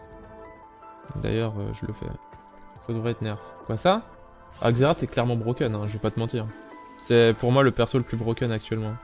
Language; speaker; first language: French; native; French